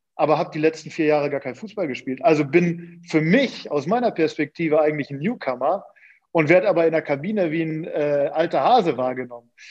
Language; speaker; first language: German; native; German